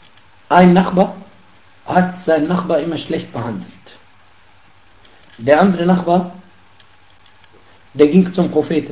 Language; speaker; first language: German; non-native, fluent; Arabic